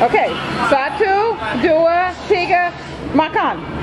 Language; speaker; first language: Indonesian; non-native, learner; English